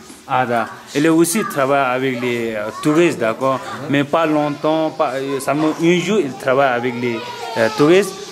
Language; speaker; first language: French; non-native, learner; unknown